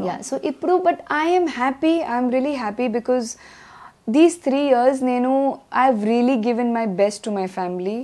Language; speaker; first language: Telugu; non-native, learner; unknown